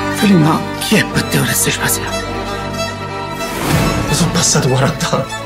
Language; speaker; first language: Italian; native; Italian